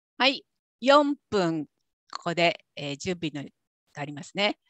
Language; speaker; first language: Japanese; native; Japanese